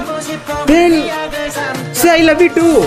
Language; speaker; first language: English; non-native, learner; Tamil